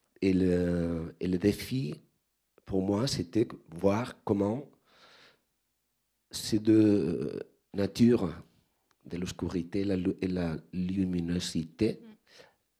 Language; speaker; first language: French; non-native, learner; Spanish